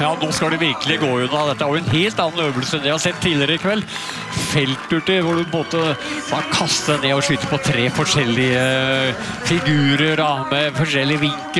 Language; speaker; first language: Norwegian; native; Norwegian